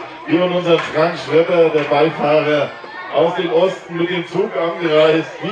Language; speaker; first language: German; native; German